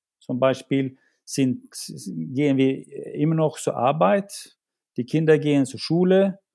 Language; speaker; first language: German; non-native, fluent; Swedish